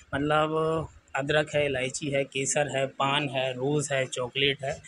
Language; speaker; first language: Hindi; native; Hindi